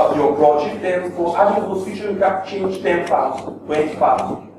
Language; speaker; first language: English; non-native, fluent; Bulgarian